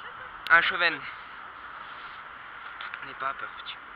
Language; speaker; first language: French; native; French